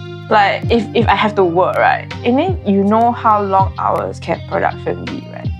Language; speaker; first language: English; non-native, local second language; Chinese